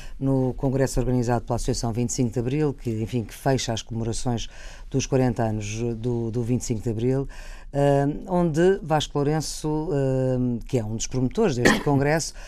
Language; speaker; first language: Portuguese; native; Portuguese